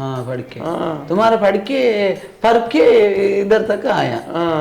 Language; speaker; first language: Hindi; non-native, local second language; Kannada